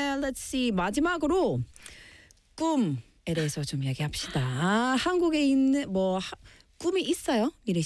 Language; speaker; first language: Korean; non-native, fluent; English